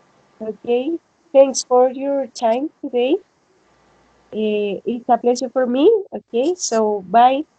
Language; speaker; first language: English; non-native, learner; Spanish